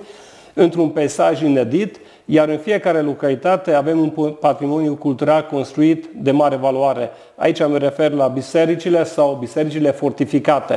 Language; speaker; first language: Romanian; non-native, local second language; Hungarian